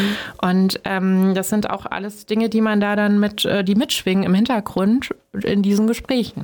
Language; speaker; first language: German; native; German